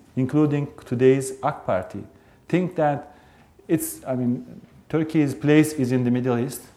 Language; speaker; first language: English; non-native, fluent; Turkish